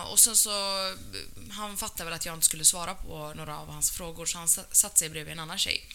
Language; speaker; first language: Swedish; early bilingual, other home language; Arabic